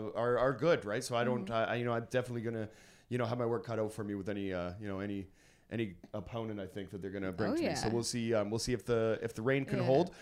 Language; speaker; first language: English; native; English